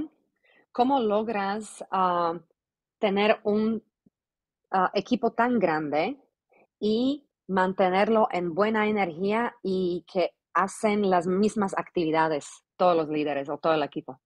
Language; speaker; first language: Spanish; non-native, fluent; Slovak